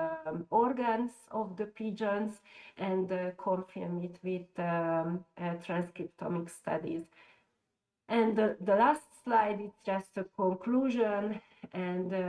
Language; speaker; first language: English; non-native, fluent; Hungarian